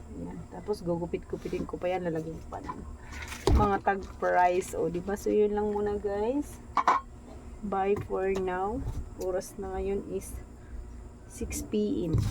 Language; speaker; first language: Filipino; non-native, local second language; Waray